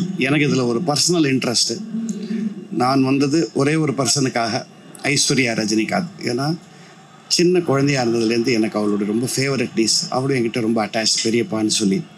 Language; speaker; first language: Tamil; native; Tamil